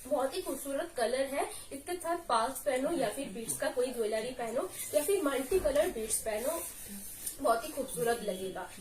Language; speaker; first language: Hindi; non-native, local second language; Bangla